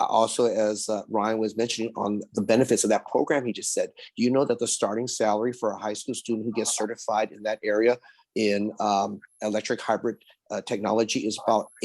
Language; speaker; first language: English; early bilingual, other home language; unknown